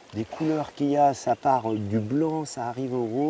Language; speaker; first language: French; native; French